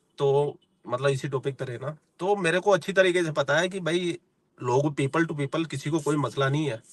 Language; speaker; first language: Hindi; native; Hindi